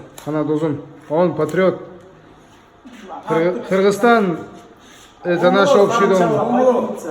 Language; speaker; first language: Russian; non-native, local second language; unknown